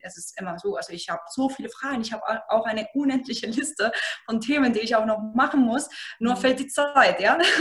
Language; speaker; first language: German; non-native, fluent; Spanish